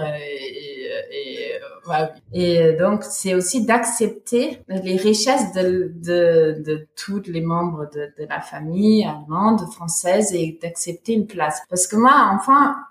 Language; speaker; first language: French; non-native, fluent; German